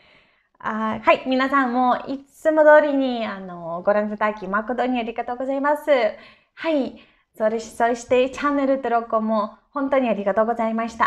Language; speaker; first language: Japanese; non-native, fluent; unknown